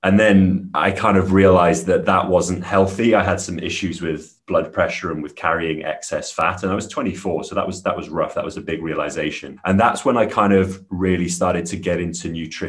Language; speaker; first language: English; native; English